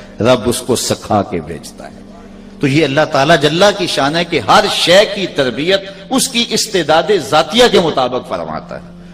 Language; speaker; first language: Urdu; non-native, local second language; Punjabi